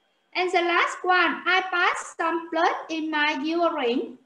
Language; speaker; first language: English; non-native, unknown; Vietnamese